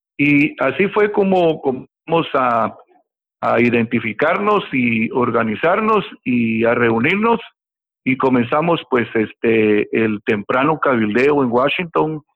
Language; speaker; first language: Spanish; native; Spanish